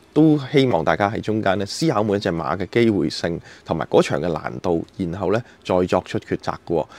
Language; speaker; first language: Chinese; non-native, local second language; Cantonese